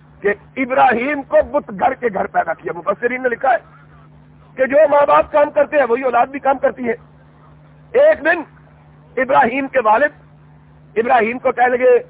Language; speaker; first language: Urdu; non-native, local second language; Punjabi